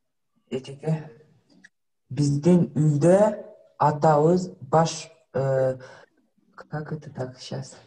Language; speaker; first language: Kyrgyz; non-native, local second language; Russian